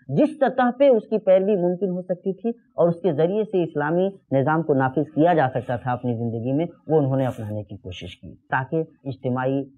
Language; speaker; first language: Urdu; native; Urdu